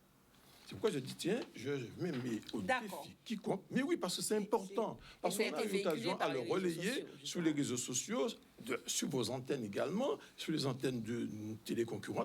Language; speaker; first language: French; native; French